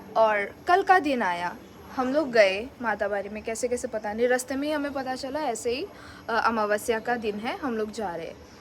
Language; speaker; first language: Hindi; non-native, local second language; Bangla